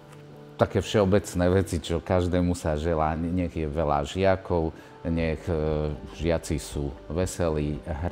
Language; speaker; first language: Slovak; native; Slovak